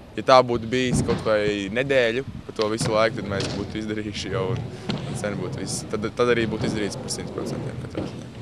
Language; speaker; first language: Latvian; native; Latvian